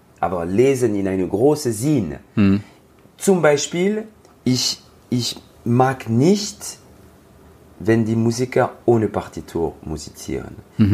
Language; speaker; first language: German; non-native, learner; French